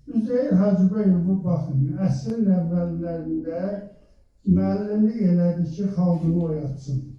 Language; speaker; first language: Azerbaijani; native; Azerbaijani